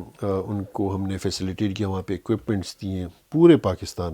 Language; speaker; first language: Urdu; native; Urdu